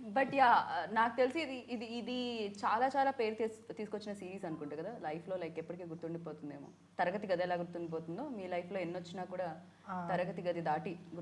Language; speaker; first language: Telugu; native; Telugu